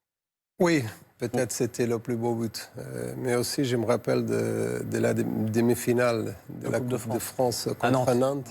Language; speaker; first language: French; non-native, fluent; Portuguese